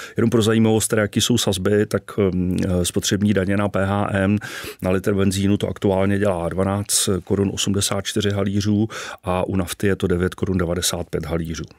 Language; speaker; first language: Czech; native; Czech